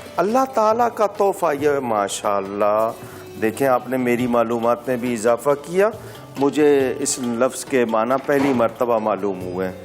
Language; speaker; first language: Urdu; native; Urdu